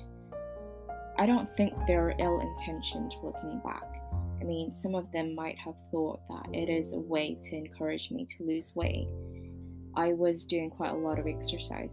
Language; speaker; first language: English; non-native, local second language; Cantonese